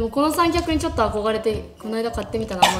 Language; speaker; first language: Japanese; native; Japanese